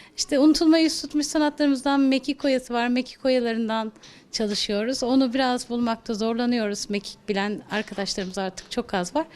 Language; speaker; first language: Turkish; native; Turkish